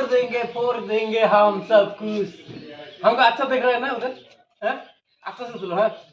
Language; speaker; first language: Hindi; non-native, local second language; Bangla